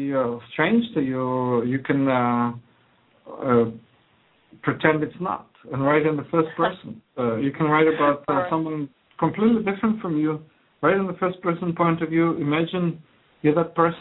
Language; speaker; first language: English; non-native, fluent; Croatian